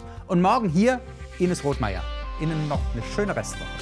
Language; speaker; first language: German; native; German